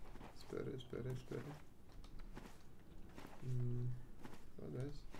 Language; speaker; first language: Spanish; non-native, learner; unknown